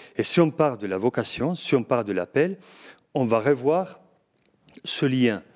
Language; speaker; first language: French; non-native, fluent; Spanish